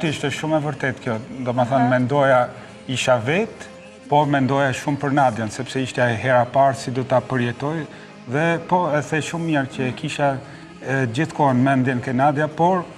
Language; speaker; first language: Albanian; native; Albanian